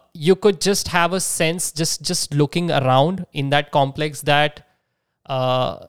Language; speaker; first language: English; non-native, local second language; Marathi